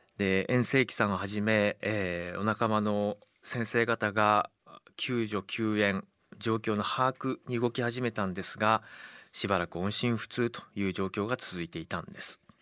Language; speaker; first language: Japanese; native; Japanese